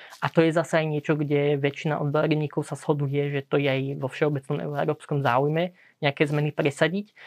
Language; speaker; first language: Slovak; early bilingual, heritage; Slovak